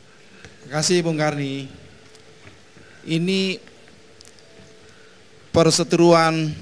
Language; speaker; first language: Indonesian; native; Indonesian